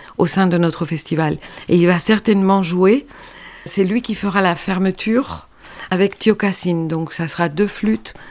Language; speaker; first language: French; non-native, fluent; Spanish